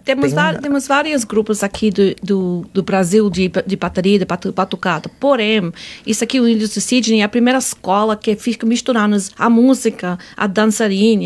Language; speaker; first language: Portuguese; non-native, fluent; English